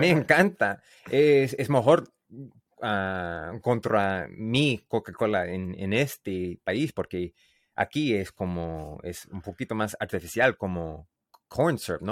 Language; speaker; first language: Spanish; non-native, learner; English